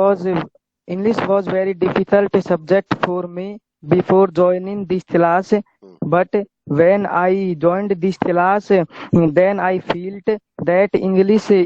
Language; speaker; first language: English; non-native, learner; Hindi